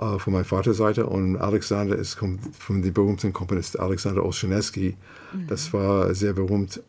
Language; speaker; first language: German; non-native, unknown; English